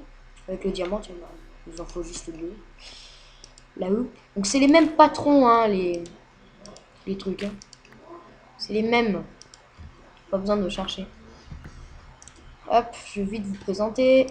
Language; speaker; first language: French; native; French